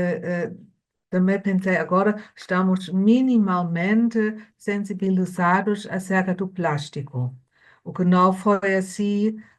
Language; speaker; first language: Portuguese; non-native, fluent; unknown